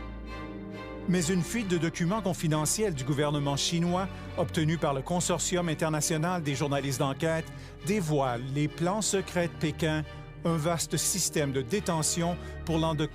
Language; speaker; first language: French; native; French